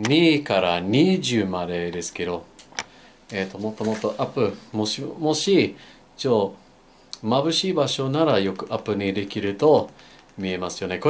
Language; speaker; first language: Japanese; non-native, fluent; English